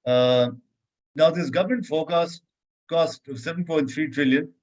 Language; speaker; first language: English; non-native, local second language; Urdu